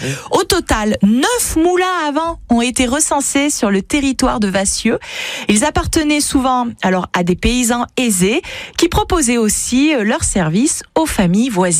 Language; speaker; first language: French; native; French